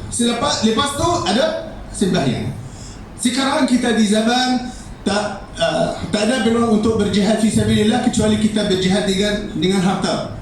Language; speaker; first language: Malay; non-native, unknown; Arabic